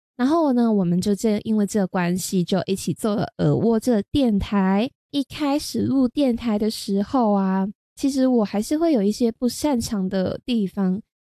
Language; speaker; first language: Chinese; non-native, local second language; Cantonese